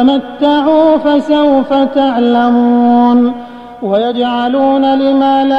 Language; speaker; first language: Arabic; native; Arabic